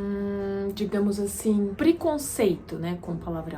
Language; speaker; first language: Portuguese; non-native, fluent; Russian